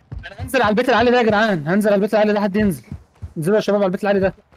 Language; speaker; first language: Arabic; native; Arabic